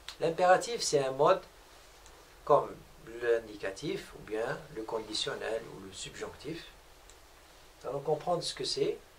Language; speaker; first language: French; non-native, local second language; Arabic